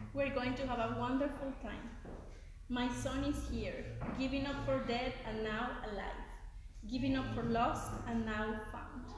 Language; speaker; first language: English; non-native, fluent; Spanish